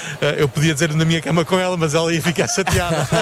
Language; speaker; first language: Portuguese; native; Portuguese